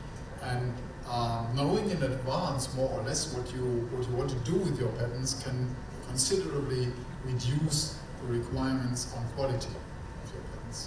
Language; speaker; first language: English; non-native, fluent; German